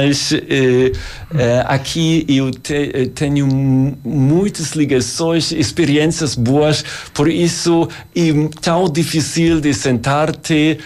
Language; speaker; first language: Portuguese; non-native, learner; German